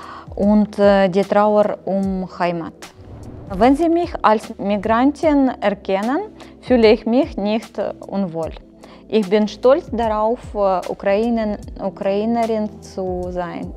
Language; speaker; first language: German; non-native, fluent; Ukrainian